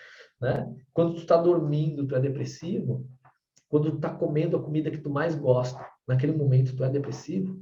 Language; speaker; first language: Portuguese; native; Portuguese